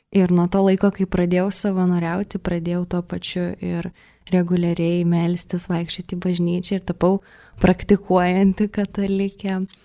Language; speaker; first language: Lithuanian; early bilingual, heritage; Russian